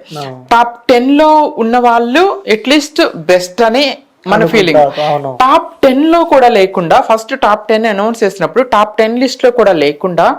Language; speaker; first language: Telugu; native; Telugu